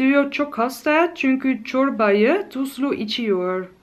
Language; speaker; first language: Turkish; non-native, learner; Dutch